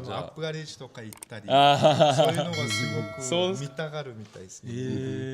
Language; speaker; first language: Japanese; non-native, fluent; Mongolian